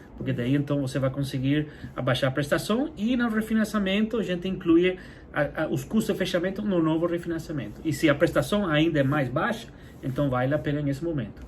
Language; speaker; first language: Portuguese; non-native, fluent; English